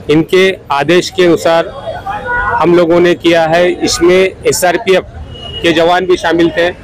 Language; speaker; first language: Hindi; non-native, local second language; Marathi